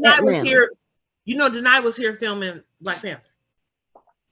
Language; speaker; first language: English; native; English